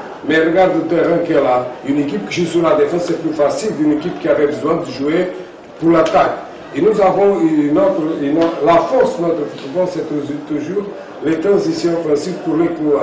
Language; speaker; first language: French; non-native, fluent; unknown